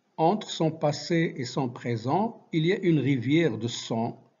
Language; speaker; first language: French; non-native, local second language; Arabic